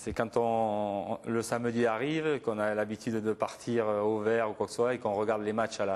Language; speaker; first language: French; native; French